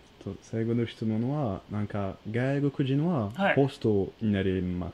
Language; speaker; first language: Japanese; non-native, fluent; French